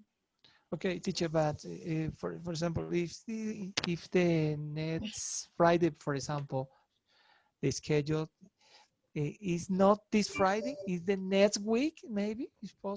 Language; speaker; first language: English; non-native, learner; Spanish